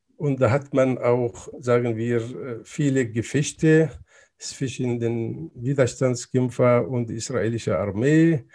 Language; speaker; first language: German; non-native, fluent; Arabic